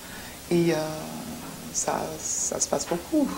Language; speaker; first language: French; non-native, fluent; English